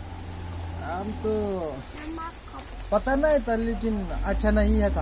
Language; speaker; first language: Hindi; non-native, local second language; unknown